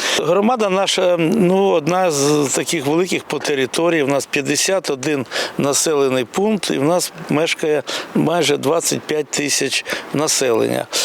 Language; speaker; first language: Ukrainian; native; Ukrainian